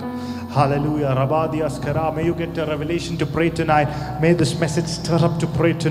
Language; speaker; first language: English; non-native, local second language; Malayalam